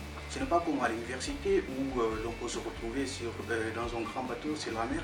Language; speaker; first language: French; non-native, local second language; Wolof